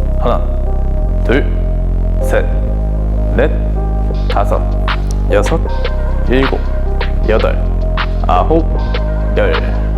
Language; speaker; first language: Korean; native; Korean